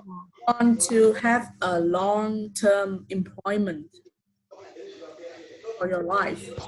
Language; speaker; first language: English; non-native, fluent; Vietnamese